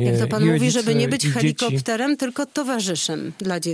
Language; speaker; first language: Polish; native; Polish